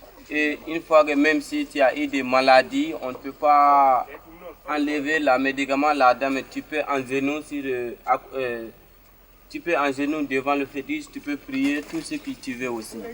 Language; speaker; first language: French; non-native, learner; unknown